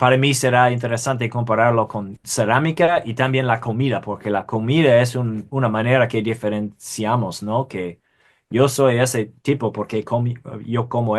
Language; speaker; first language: Spanish; non-native, fluent; English